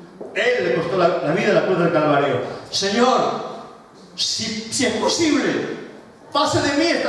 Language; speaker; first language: Spanish; native; Spanish